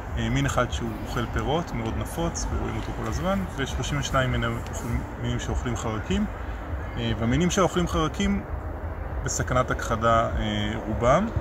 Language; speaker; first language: Hebrew; native; Hebrew